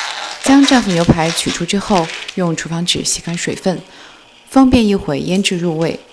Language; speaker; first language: Chinese; native; Chinese